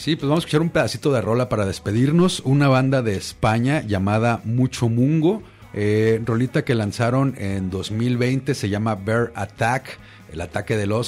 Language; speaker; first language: Spanish; native; Spanish